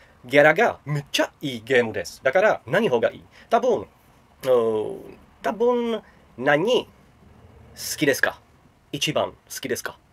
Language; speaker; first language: Japanese; non-native, learner; Czech